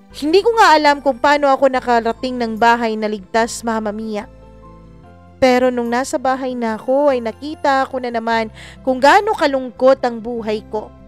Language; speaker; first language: Filipino; non-native, local second language; Cebuano